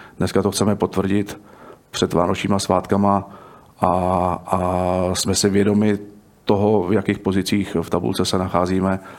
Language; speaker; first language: Czech; native; Czech